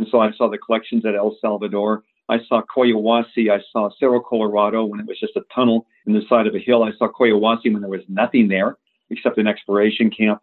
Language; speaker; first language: English; native; English